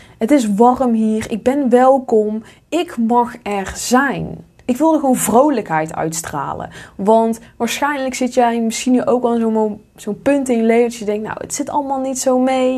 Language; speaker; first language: Dutch; native; Dutch